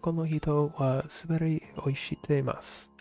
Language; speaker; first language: Japanese; non-native, learner; English